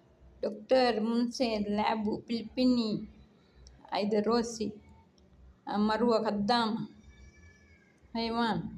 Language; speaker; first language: Arabic; non-native, learner; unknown